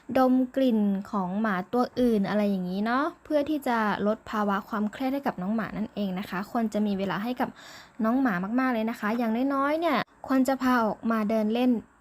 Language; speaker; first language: Thai; native; Thai